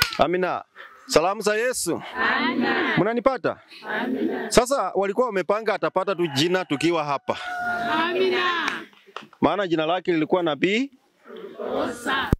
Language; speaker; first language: Swahili; non-native, local second language; Luyia